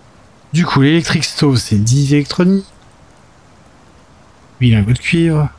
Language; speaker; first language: French; native; French